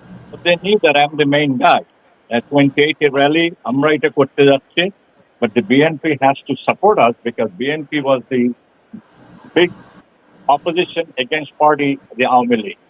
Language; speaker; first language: English; non-native, local second language; Bangla